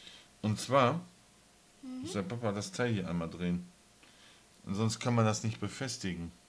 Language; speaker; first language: German; native; German